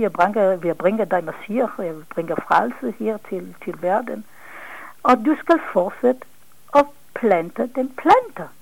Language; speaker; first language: Danish; non-native, fluent; Hebrew